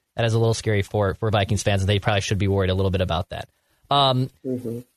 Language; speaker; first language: English; native; English